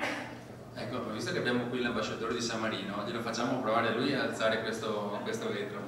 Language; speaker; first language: Italian; native; Italian